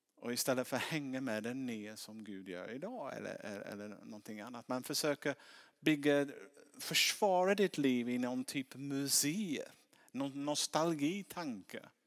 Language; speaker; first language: Swedish; non-native, fluent; English